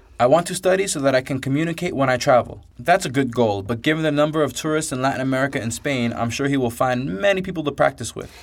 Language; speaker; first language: English; native; English